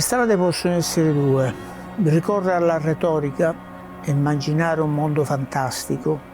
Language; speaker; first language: Italian; native; Italian